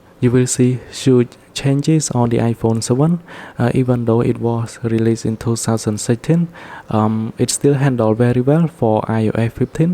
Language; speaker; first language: English; non-native, learner; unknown